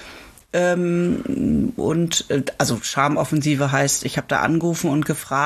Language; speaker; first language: German; native; German